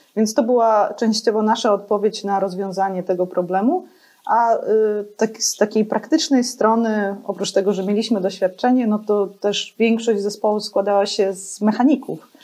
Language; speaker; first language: Polish; early bilingual, other home language; Russian